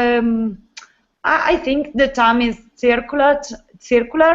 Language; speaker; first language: English; non-native, learner; Italian